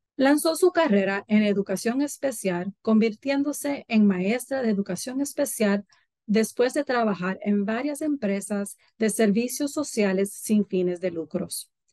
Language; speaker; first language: Spanish; early bilingual, heritage; Spanish